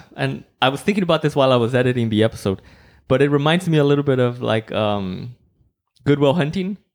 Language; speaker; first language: English; non-native, fluent; Spanish